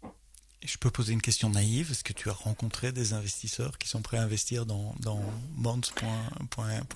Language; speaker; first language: French; native; French